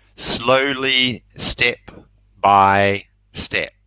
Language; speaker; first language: English; native; English